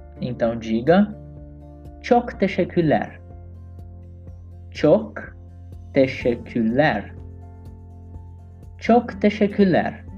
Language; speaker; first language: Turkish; non-native, learner; Portuguese